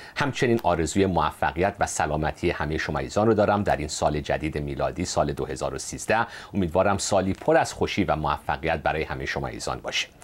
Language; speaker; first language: Persian; native; Persian